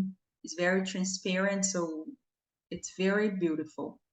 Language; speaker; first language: English; non-native, fluent; Portuguese